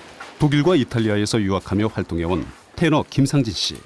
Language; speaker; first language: Korean; native; Korean